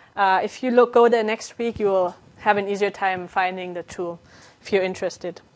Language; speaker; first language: English; non-native, fluent; German